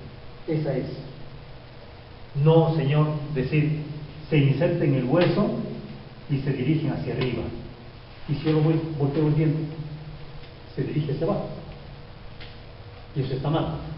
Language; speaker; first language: Spanish; native; Spanish